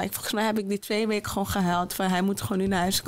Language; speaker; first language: Dutch; native; Dutch